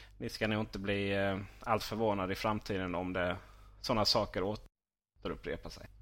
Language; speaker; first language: Swedish; native; Swedish